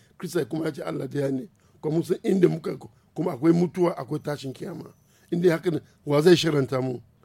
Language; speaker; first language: Hausa; non-native, local second language; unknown